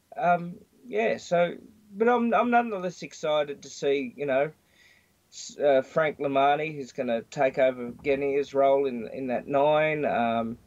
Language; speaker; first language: English; native; English